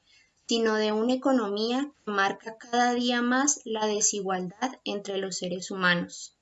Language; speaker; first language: Spanish; native; Spanish